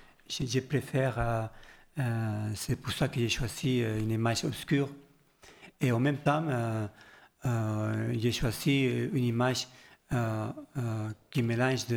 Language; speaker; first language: French; non-native, learner; Spanish